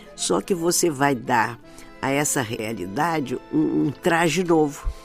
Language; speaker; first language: Portuguese; native; Portuguese